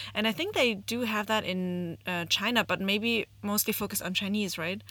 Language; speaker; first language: English; non-native, fluent; German